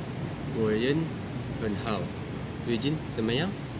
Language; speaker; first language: Chinese; non-native, learner; Malay